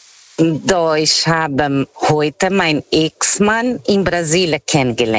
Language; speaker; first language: German; non-native, fluent; Portuguese